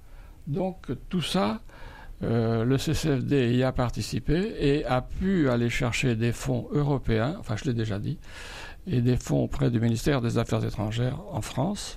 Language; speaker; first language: French; native; French